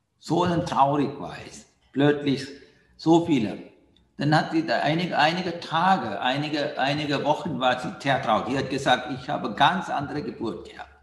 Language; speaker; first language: German; non-native, learner; Sinhala